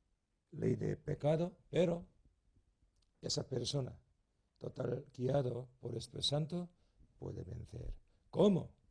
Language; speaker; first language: Spanish; non-native, learner; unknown